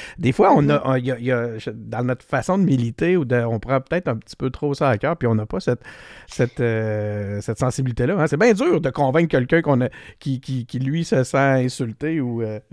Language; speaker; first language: French; native; French